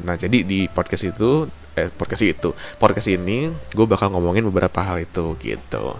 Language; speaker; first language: Indonesian; native; Indonesian